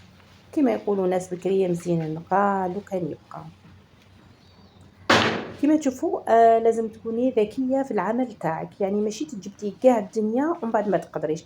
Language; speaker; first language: Arabic; native; Arabic